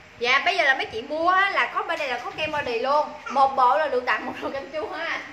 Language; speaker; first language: Vietnamese; native; Vietnamese